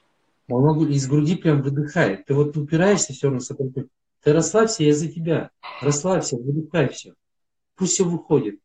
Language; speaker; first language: Russian; native; Russian